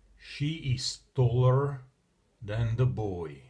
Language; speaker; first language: English; non-native, learner; Slovak